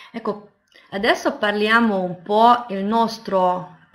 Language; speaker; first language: Italian; non-native, fluent; Hungarian